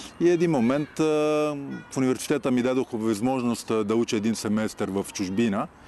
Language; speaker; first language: Bulgarian; non-native, fluent; Italian